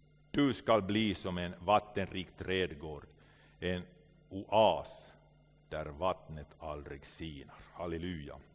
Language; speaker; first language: Swedish; native; Swedish